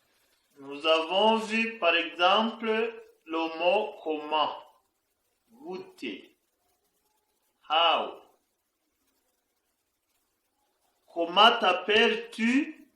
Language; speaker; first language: French; non-native, fluent; Kinyarwanda